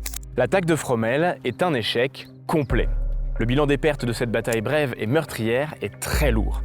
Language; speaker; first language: French; native; French